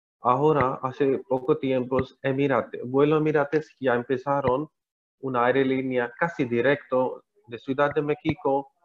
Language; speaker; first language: Spanish; non-native, learner; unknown